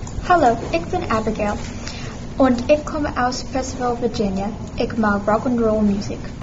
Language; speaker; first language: German; non-native, learner; English